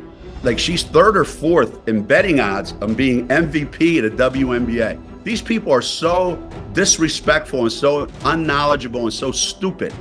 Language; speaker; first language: English; native; English